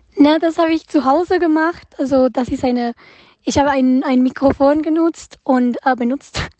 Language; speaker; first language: German; non-native, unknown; Spanish